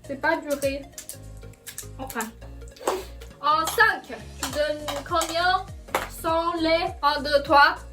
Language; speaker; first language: French; non-native, learner; Chinese